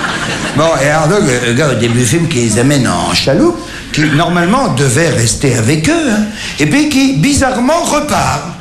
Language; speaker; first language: French; native; French